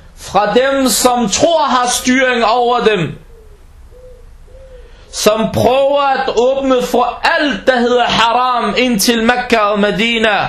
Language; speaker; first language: Danish; early bilingual, other home language; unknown